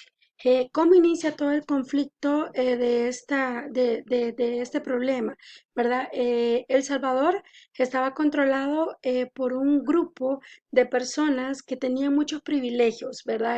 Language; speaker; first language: Spanish; native; Spanish